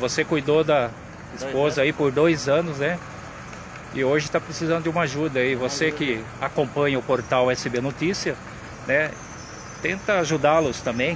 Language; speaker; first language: Portuguese; native; Portuguese